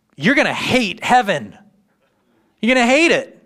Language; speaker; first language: English; native; English